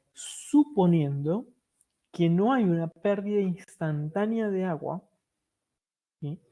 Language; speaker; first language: Spanish; native; Spanish